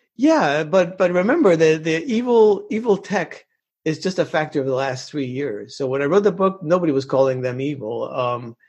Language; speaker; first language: English; early bilingual, other home language; Spanish